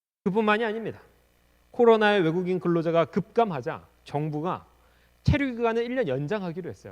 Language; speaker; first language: Korean; native; Korean